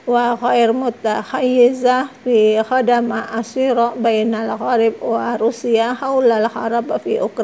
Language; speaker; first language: Arabic; non-native, fluent; Indonesian